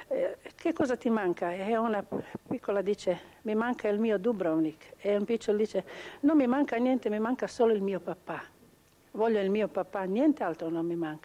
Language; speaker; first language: Italian; non-native, local second language; Croatian